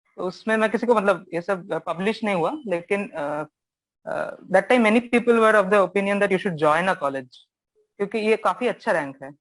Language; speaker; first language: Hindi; non-native, local second language; Bangla